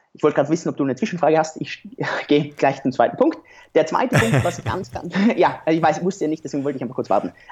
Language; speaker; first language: German; native; German